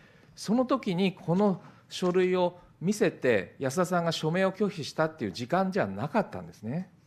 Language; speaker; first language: Japanese; native; Japanese